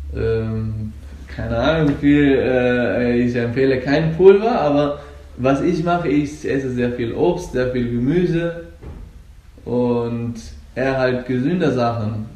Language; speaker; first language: German; non-native, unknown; Persian